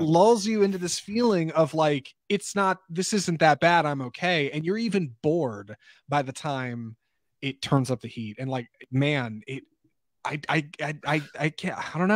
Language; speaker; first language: English; native; English